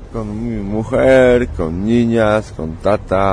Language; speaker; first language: Spanish; non-native, learner; Polish